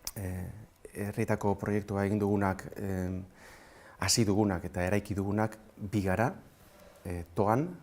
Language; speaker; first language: Basque; native; Basque